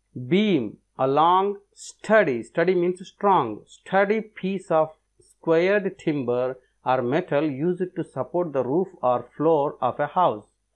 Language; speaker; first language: English; non-native, local second language; Telugu